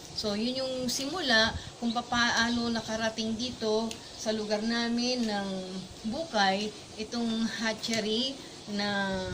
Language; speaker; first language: Filipino; non-native, local second language; Iloko